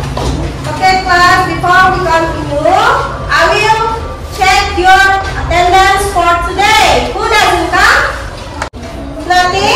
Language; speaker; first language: English; non-native, learner; Indonesian